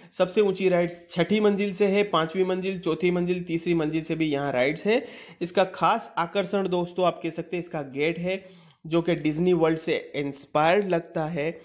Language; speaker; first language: Hindi; non-native, local second language; Gujarati